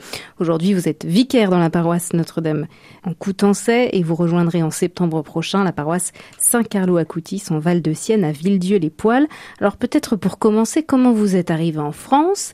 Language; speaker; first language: French; native; French